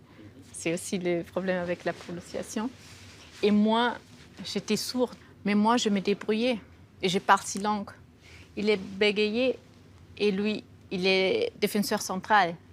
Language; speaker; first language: French; non-native, fluent; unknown